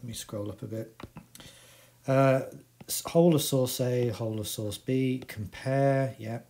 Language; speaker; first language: English; native; English